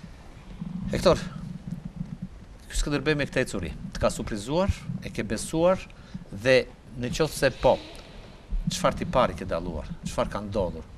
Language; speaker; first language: Albanian; native; Albanian